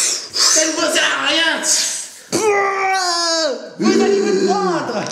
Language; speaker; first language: French; native; French